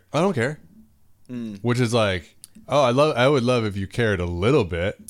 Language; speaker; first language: English; native; English